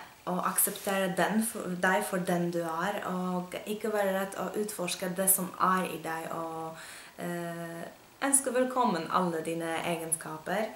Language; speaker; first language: Norwegian; non-native, fluent; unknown